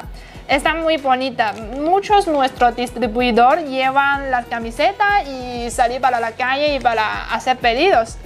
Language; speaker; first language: Spanish; non-native, learner; Chinese